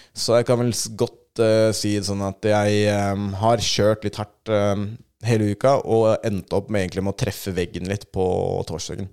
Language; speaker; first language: Norwegian; native; Norwegian